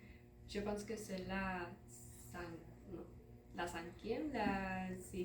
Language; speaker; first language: French; non-native, learner; Spanish